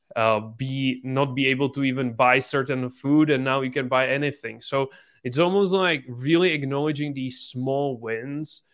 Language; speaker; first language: English; non-native, fluent; Czech